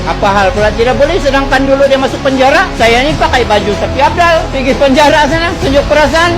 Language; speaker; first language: Malay; non-native, local second language; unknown